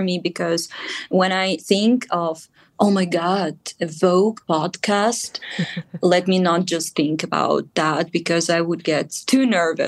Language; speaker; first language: English; non-native, fluent; Ukrainian